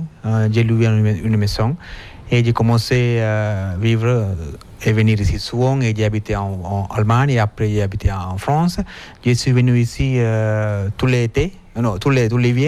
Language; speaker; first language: French; non-native, fluent; Sinhala